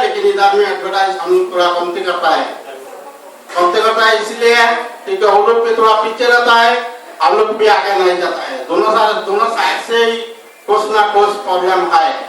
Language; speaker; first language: Hindi; non-native, local second language; Mizo